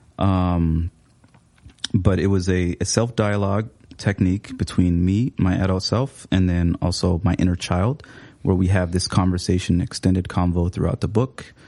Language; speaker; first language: English; early bilingual, other home language; Somali